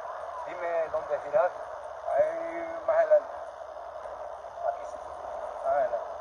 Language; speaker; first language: Spanish; native; Spanish